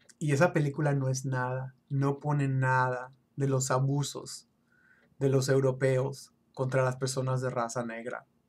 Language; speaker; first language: Spanish; early bilingual, other home language; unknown